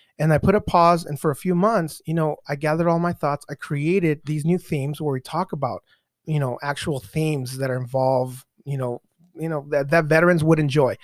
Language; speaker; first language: English; early bilingual, other home language; Spanish